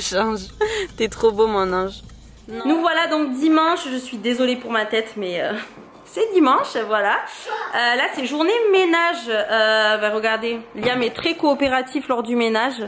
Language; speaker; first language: French; native; French